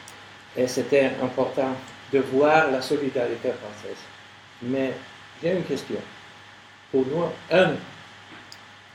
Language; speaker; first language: French; non-native, learner; English